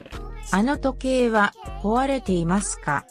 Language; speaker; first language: Japanese; non-native, learner; English